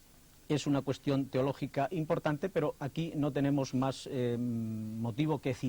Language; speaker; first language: Spanish; native; Spanish